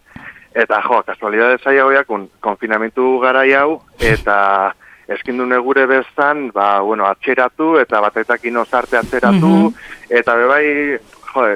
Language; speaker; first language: Basque; native; Basque